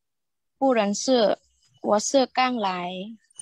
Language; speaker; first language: Chinese; non-native, learner; Khmer